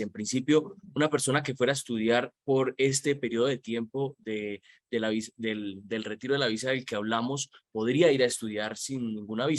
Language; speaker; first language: Spanish; native; Spanish